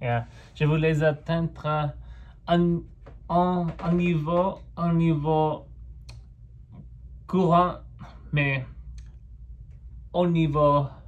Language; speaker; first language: French; non-native, fluent; English